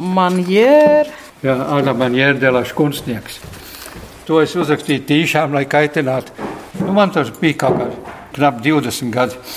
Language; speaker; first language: Latvian; early bilingual, heritage; Latvian